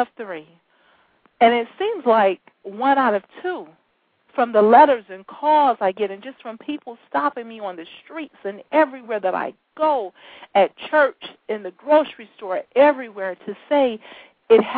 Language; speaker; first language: English; native; English